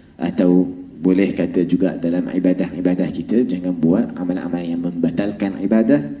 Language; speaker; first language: Malay; non-native, fluent; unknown